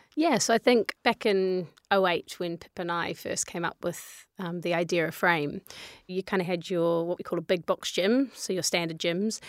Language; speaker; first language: English; native; English